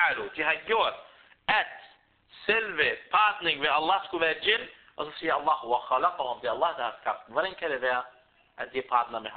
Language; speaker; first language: Danish; non-native, fluent; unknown